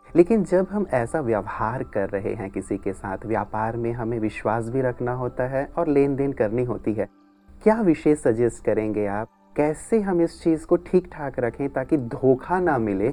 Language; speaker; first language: Hindi; native; Hindi